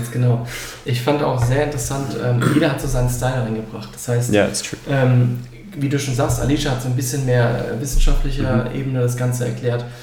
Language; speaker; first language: German; native; German